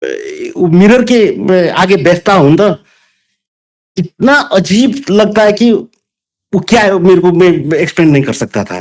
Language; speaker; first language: Hindi; non-native, local second language; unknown